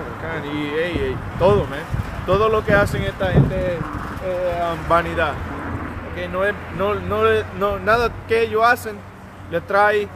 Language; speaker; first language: Spanish; early bilingual, heritage; Spanish